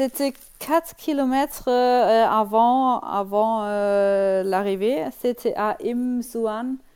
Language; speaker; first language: French; non-native, learner; German